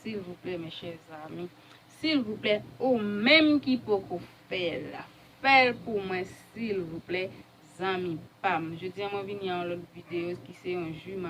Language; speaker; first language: French; non-native, learner; Haitian Creole